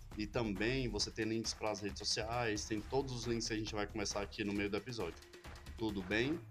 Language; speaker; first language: Portuguese; native; Portuguese